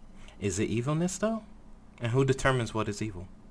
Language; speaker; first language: English; native; English